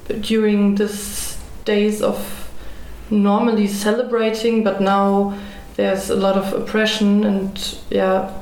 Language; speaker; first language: English; non-native, fluent; German